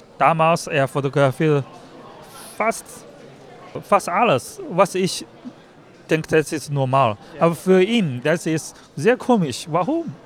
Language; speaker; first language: German; non-native, learner; Chinese